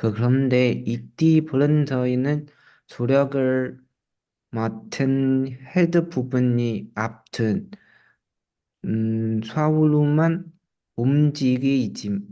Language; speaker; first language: Korean; non-native, learner; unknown